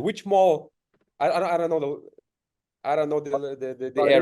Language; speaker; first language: English; non-native, fluent; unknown